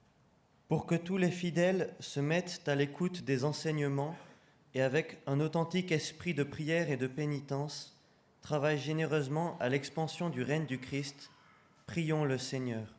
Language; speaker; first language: French; native; French